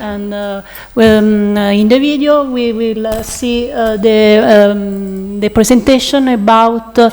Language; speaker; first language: English; non-native, learner; Italian